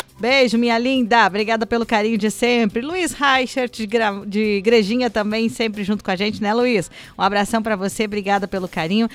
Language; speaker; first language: Portuguese; native; Portuguese